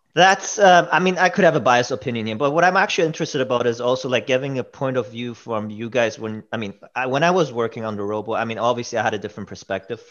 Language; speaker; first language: English; early bilingual, other home language; German